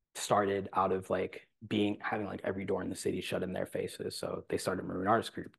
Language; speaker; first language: English; native; English